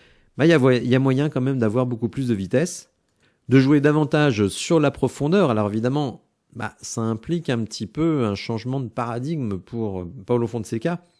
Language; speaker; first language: French; native; French